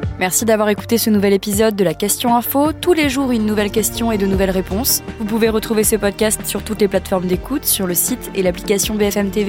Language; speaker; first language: French; native; French